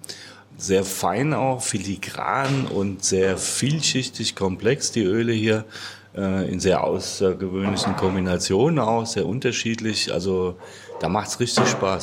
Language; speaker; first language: German; native; German